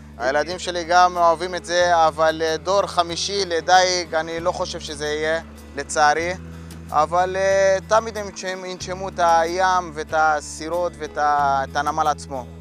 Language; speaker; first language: Hebrew; non-native, local second language; Arabic